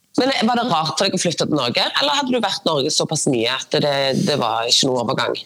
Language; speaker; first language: Norwegian; native; Norwegian